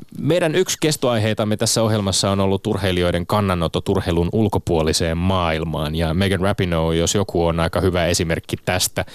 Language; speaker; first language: Finnish; native; Finnish